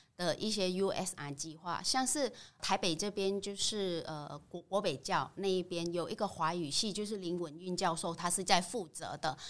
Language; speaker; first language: Chinese; non-native, fluent; Vietnamese